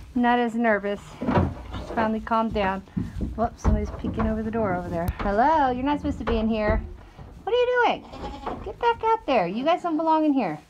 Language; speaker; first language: English; native; English